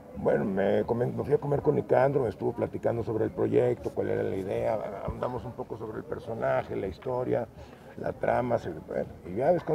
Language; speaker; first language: Spanish; native; Spanish